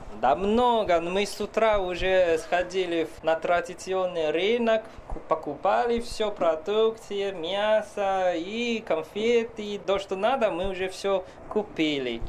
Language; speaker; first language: Russian; non-native, fluent; Chinese